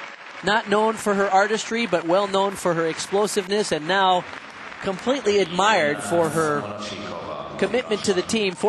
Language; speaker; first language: English; native; English